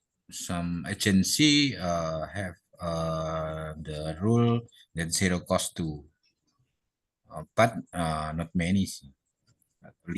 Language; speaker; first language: English; non-native, learner; Indonesian